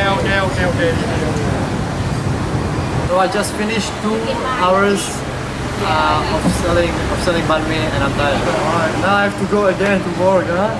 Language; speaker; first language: English; non-native, fluent; Czech